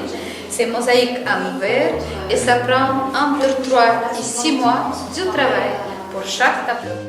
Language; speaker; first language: French; non-native, fluent; Russian